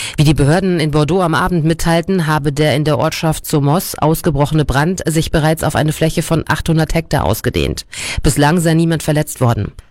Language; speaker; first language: German; native; German